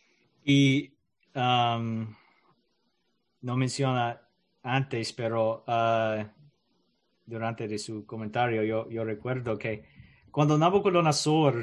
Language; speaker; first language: Spanish; non-native, learner; English